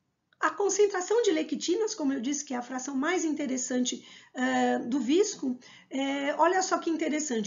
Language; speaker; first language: Portuguese; native; Portuguese